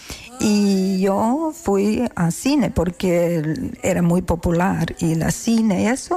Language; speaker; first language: Spanish; non-native, learner; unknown